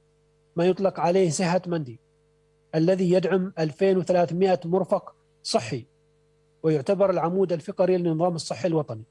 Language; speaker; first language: Arabic; native; Arabic